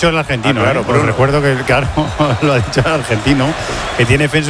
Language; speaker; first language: Spanish; native; Spanish